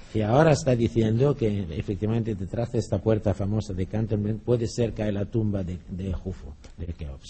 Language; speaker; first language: Spanish; non-native, fluent; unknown